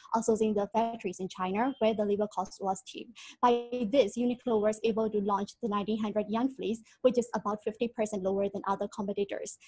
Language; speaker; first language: English; non-native, fluent; Burmese